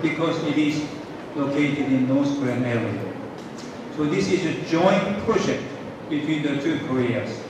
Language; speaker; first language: English; non-native, fluent; Korean